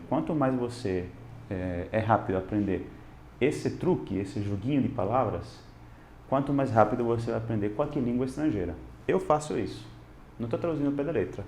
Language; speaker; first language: Portuguese; non-native, fluent; Italian